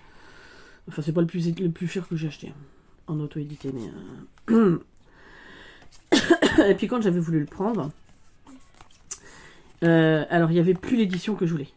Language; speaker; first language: French; native; French